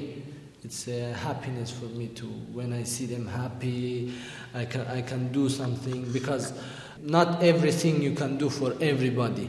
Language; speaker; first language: English; non-native, learner; Persian